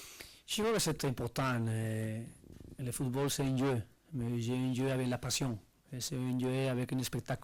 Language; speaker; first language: French; non-native, learner; Spanish